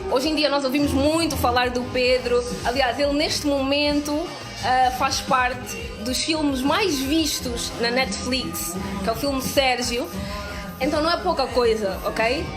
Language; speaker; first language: Portuguese; native; Portuguese